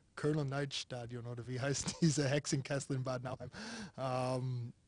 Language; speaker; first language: German; non-native, fluent; English